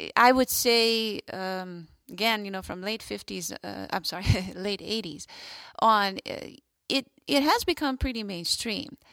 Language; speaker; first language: English; non-native, fluent; Hungarian